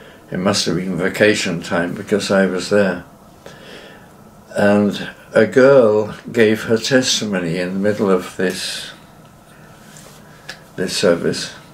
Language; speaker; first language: English; native; English